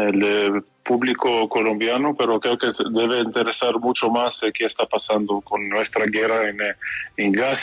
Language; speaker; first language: Spanish; non-native, fluent; Hebrew